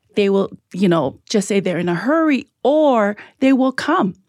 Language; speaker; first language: English; early bilingual, other home language; Tongan